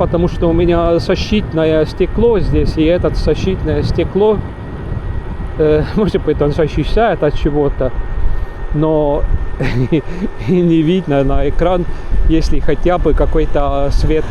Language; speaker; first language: Russian; non-native, local second language; Estonian